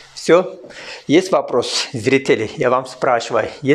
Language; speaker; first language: Russian; non-native, learner; Turkish